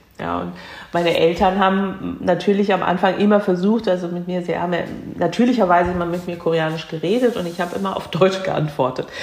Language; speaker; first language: German; early bilingual, other home language; Korean